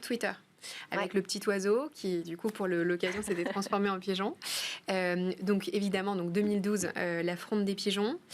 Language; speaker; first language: French; native; French